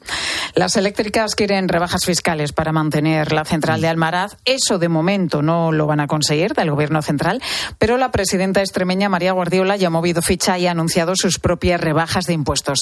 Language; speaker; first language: Spanish; native; Spanish